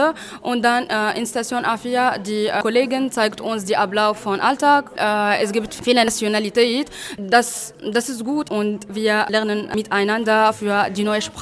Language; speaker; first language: German; non-native, learner; Arabic